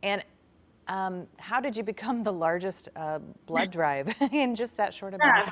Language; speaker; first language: English; native; English